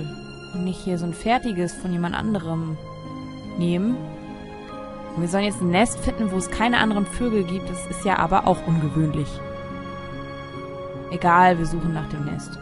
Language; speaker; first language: German; native; German